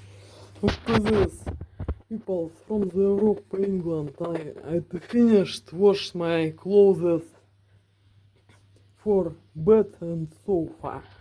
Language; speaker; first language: English; non-native, learner; Russian